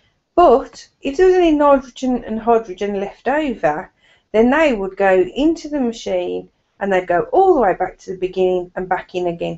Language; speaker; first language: English; native; English